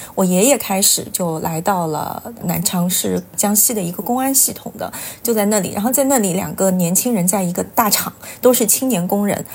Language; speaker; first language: Chinese; native; Chinese